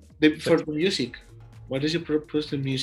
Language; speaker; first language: English; non-native, learner; Spanish